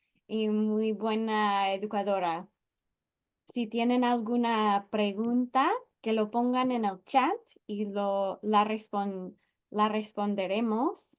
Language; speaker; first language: Spanish; non-native, fluent; English